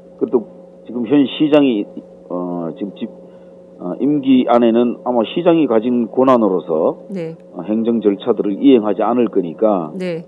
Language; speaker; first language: Korean; native; Korean